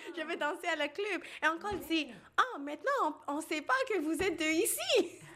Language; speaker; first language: French; non-native, local second language; Bangla